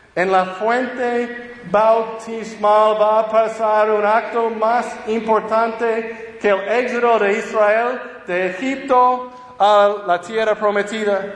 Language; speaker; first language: Spanish; non-native, fluent; English